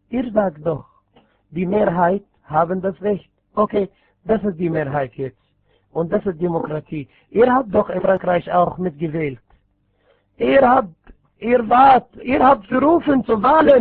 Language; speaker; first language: German; non-native, fluent; Arabic